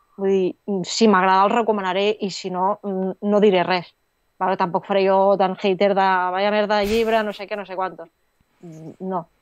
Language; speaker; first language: Catalan; native; Catalan